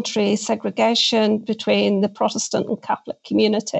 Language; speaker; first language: English; native; English